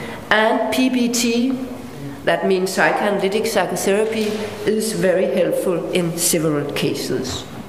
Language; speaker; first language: English; non-native, fluent; Danish